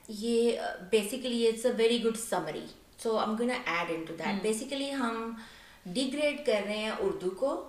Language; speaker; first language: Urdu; native; Urdu